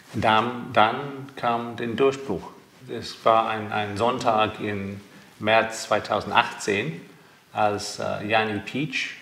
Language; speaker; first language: German; non-native, fluent; English